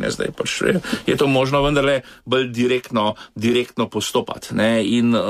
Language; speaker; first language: Slovenian; native; Slovenian